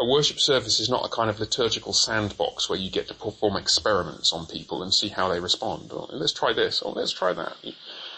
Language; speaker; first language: English; native; English